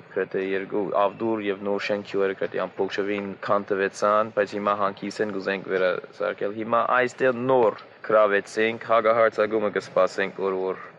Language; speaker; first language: Armenian; non-native, fluent; English